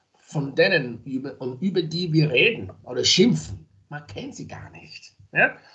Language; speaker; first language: German; non-native, fluent; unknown